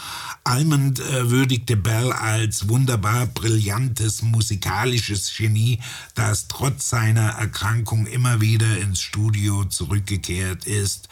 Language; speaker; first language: German; native; German